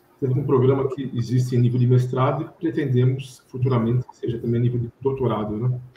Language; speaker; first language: Portuguese; native; Portuguese